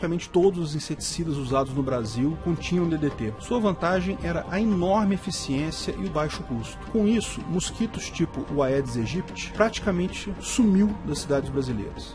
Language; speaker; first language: Portuguese; native; Portuguese